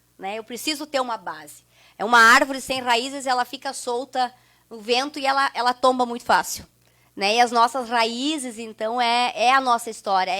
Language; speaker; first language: Portuguese; non-native, local second language; German